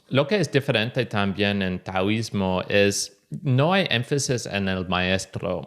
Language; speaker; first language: Spanish; non-native, fluent; English